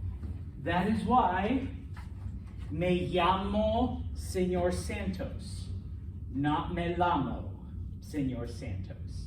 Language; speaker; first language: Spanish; early bilingual, heritage; Spanish